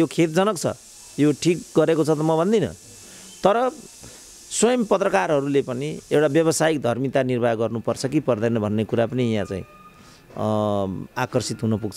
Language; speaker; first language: Nepali; native; Nepali